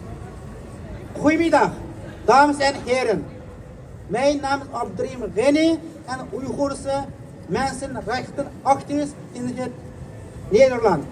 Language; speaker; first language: Dutch; non-native, learner; Uyghur